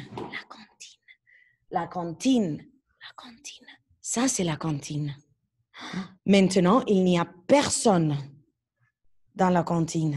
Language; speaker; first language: French; non-native, fluent; Spanish